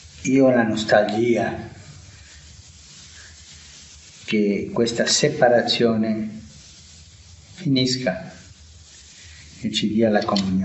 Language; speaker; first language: Italian; non-native, fluent; Spanish